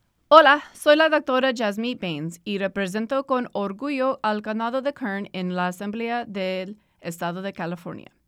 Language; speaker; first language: Spanish; non-native, learner; English